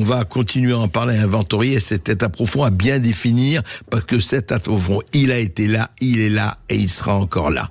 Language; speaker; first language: French; native; French